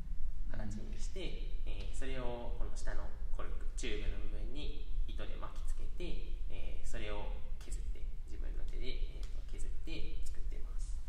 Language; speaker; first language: Japanese; native; Japanese